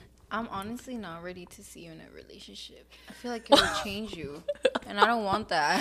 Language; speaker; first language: English; early bilingual, other home language; Spanish